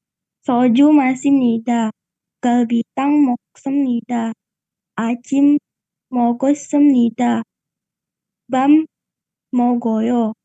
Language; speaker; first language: Korean; non-native, learner; Indonesian